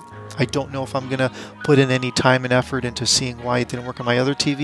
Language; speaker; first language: English; native; English